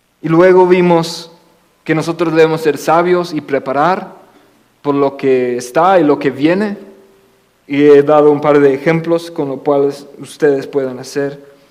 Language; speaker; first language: Spanish; non-native, fluent; English